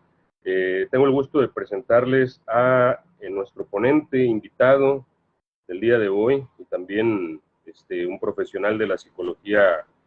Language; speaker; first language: Spanish; native; Spanish